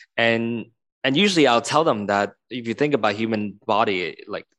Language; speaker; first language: English; non-native, local second language; Cantonese